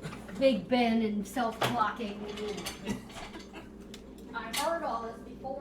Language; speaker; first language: English; native; English